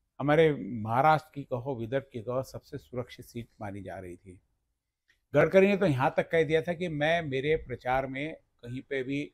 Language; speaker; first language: Hindi; non-native, local second language; Marathi